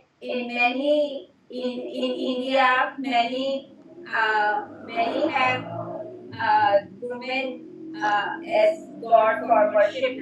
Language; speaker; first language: English; non-native, learner; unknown